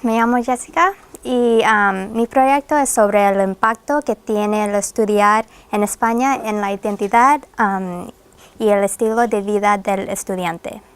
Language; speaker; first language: Spanish; non-native, fluent; English